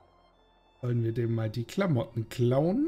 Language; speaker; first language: German; native; German